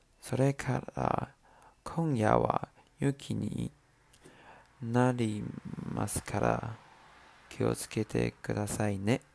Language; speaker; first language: Japanese; non-native, learner; Chinese